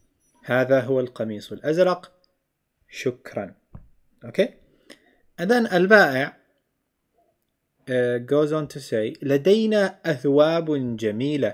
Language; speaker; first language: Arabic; non-native, fluent; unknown